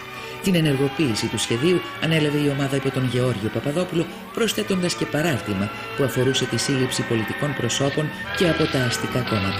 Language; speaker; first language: Greek; native; Greek